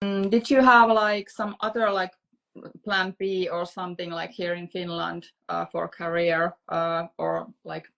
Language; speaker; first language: English; non-native, fluent; Finnish